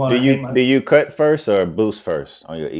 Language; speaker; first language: English; native; English